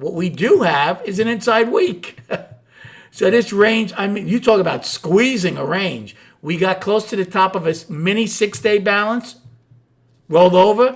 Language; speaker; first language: English; native; English